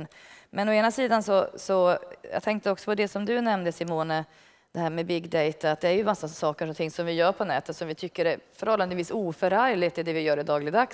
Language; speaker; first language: Swedish; native; Swedish